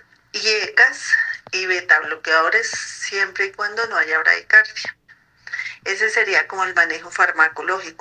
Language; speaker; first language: Spanish; native; Spanish